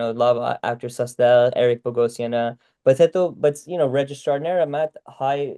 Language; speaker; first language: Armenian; early bilingual, heritage; Armenian